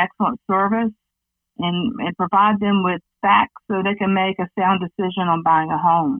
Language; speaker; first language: English; native; English